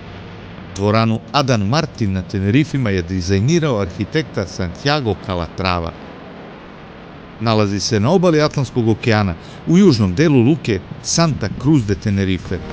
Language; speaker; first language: Serbian; native; Serbian